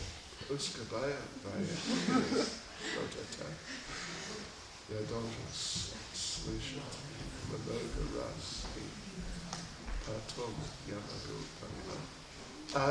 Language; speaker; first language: Russian; non-native, learner; English